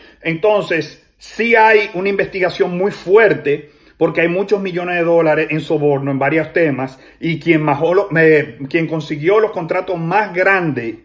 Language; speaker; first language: Spanish; native; Spanish